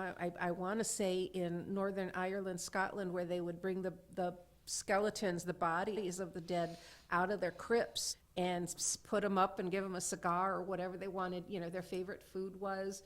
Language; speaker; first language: English; native; English